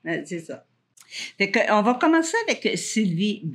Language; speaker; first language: French; native; French